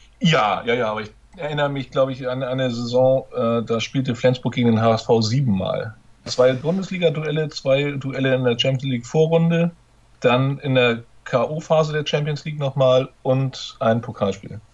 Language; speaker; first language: German; native; German